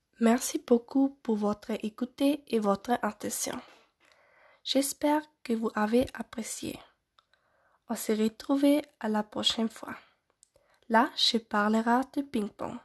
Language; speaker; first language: French; non-native, learner; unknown